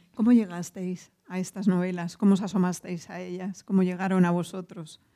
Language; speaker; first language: Spanish; native; Spanish